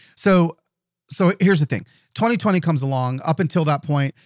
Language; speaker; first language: English; early bilingual, other home language; Yoruba